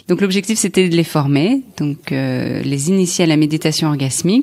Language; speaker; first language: French; native; French